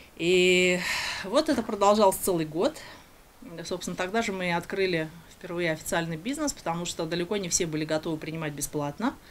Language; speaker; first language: Russian; native; Russian